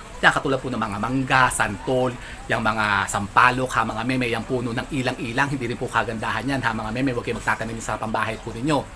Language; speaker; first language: Filipino; native; Filipino